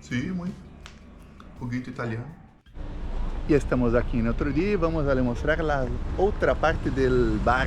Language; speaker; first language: Spanish; non-native, fluent; Portuguese